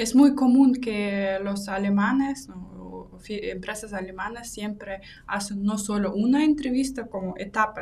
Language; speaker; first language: Spanish; non-native, fluent; Russian